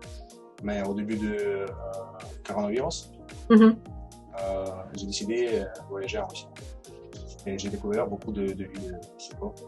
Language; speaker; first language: French; non-native, learner; Russian